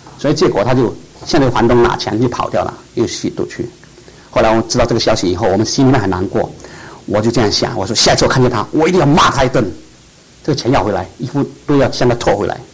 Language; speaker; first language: Chinese; non-native, local second language; Cantonese